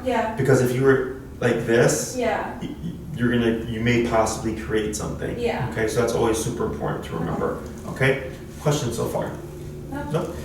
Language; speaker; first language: English; native; English